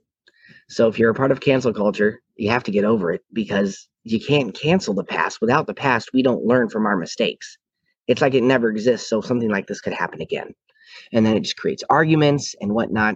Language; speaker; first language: English; native; English